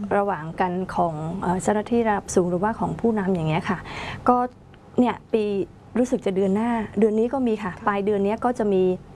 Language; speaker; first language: Thai; non-native, fluent; Khmer